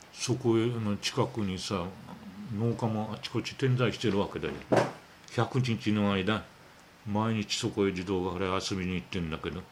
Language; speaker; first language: Japanese; native; Japanese